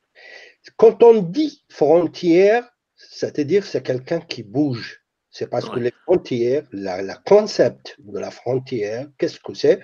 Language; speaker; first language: French; non-native, fluent; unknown